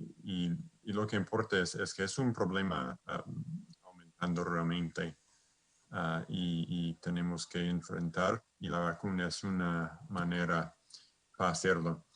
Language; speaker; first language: Spanish; non-native, fluent; English